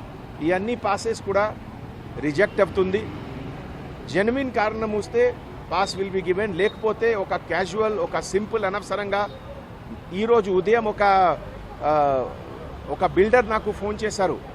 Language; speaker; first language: Telugu; non-native, fluent; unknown